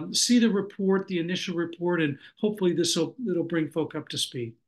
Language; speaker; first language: English; native; English